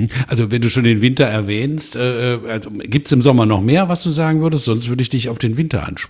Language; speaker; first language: German; native; German